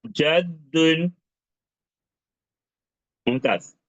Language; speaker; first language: Arabic; non-native, fluent; Urdu